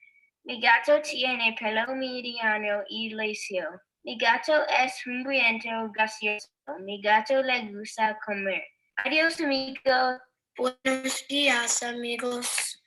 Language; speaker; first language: Spanish; non-native, learner; English